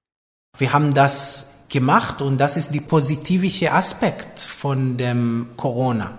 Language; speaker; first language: German; non-native, fluent; Hebrew